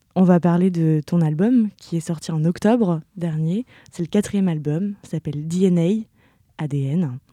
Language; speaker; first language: French; native; French